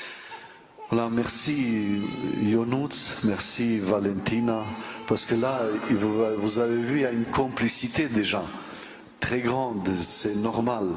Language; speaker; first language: French; non-native, fluent; Romanian